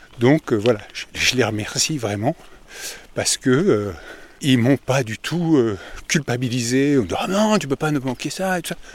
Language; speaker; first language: French; native; French